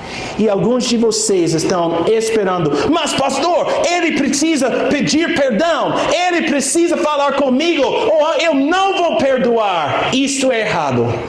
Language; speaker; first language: Portuguese; non-native, fluent; English